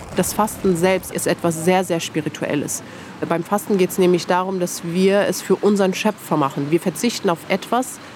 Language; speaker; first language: German; native; German